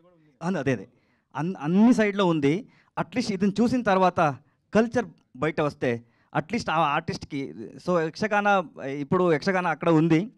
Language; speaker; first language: Telugu; non-native, learner; Kannada